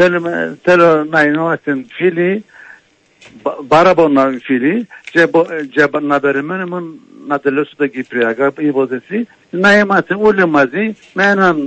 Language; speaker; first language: Greek; non-native, local second language; Turkish